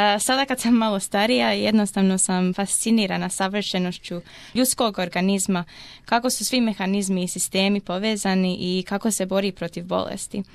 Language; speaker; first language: Croatian; early bilingual, heritage; Croatian